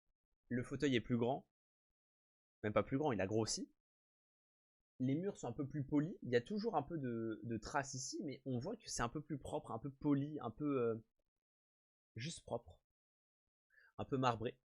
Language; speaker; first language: French; native; French